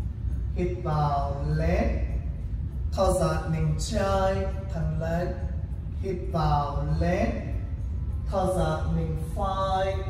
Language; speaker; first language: Vietnamese; non-native, learner; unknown